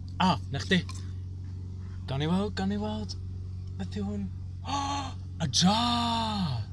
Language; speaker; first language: Welsh; non-native, learner; English